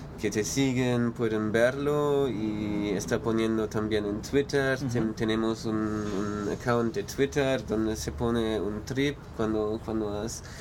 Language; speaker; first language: Spanish; non-native, learner; German